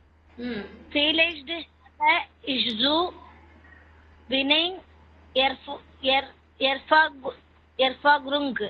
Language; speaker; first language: German; non-native, learner; Tamil